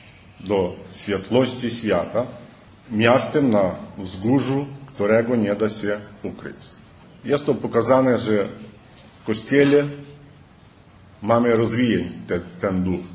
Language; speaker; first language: Polish; early bilingual, heritage; Polish